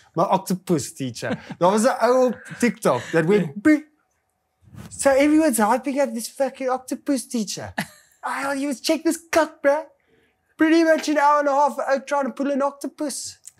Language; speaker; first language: English; non-native, local second language; Afrikaans